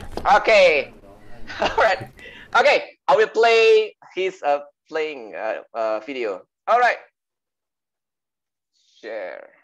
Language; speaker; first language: English; non-native, learner; Indonesian